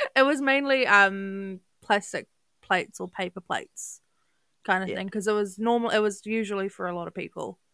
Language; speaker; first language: English; native; English